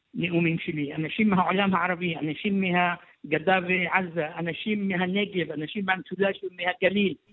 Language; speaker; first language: Hebrew; non-native, local second language; Arabic